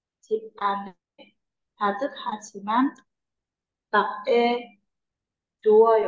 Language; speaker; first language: Korean; non-native, learner; Vietnamese